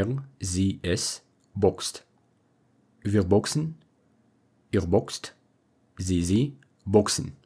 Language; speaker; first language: German; non-native, fluent; English